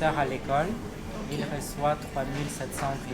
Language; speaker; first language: French; non-native, fluent; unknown